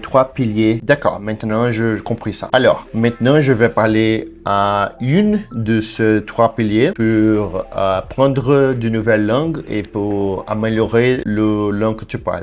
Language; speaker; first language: French; non-native, learner; Portuguese